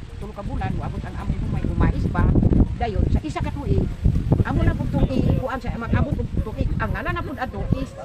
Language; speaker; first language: Cebuano; non-native, local second language; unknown